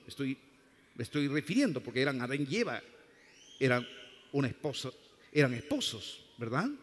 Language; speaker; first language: Spanish; native; Spanish